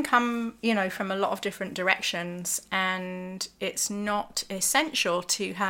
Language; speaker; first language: English; native; English